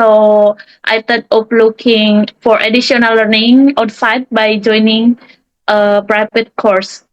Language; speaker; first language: English; non-native, learner; Indonesian